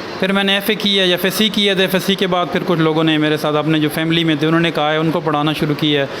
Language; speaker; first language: Urdu; non-native, local second language; Punjabi